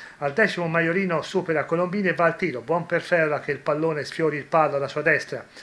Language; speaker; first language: Italian; native; Italian